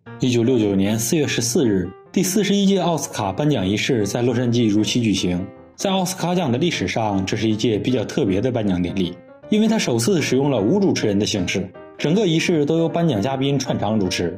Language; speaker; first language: Chinese; native; Chinese